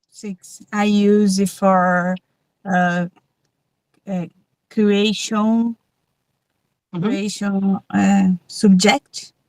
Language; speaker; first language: English; non-native, learner; Portuguese